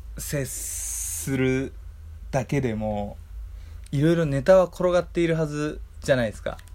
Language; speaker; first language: Japanese; native; Japanese